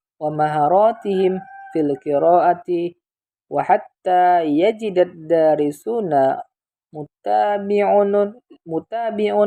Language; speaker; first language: Arabic; non-native, learner; Indonesian